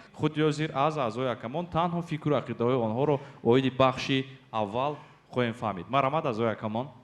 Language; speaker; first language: Tajik; native; Tajik